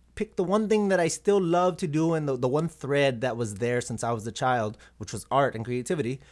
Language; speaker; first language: English; native; English